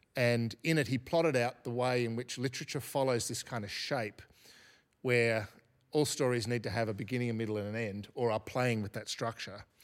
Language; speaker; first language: English; native; English